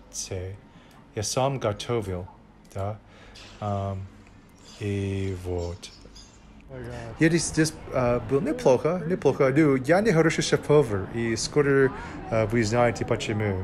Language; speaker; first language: Russian; non-native, learner; English